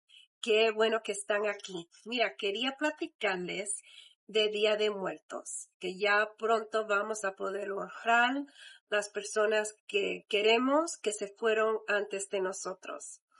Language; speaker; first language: Spanish; early bilingual, heritage; Spanish